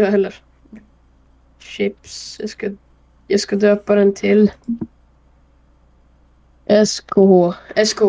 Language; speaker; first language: Swedish; native; Swedish